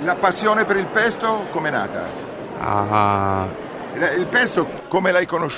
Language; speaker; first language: Italian; native; Italian